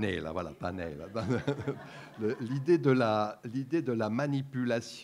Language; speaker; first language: French; native; French